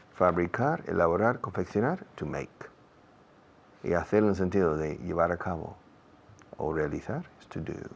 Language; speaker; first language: Spanish; non-native, fluent; English